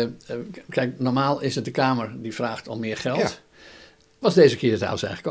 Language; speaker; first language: Dutch; native; Dutch